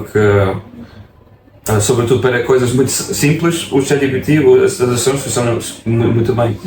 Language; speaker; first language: Portuguese; non-native, fluent; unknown